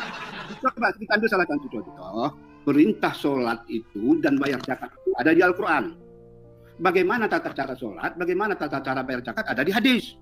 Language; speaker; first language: Indonesian; native; Indonesian